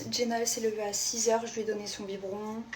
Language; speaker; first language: French; native; French